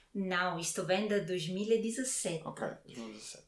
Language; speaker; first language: Portuguese; non-native, fluent; Italian